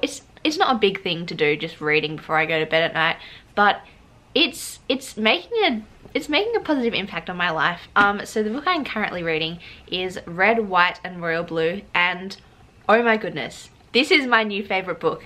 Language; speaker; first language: English; native; English